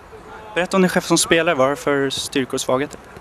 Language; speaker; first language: Swedish; native; Swedish